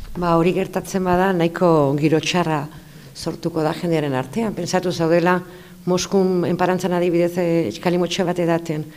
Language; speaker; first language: Basque; non-native, local second language; Spanish